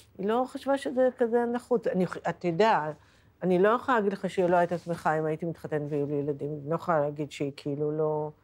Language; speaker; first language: Hebrew; native; Hebrew